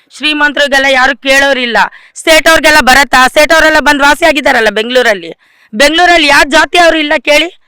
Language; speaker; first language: Kannada; non-native, local second language; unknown